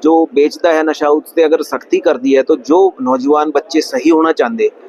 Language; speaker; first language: Hindi; non-native, local second language; Punjabi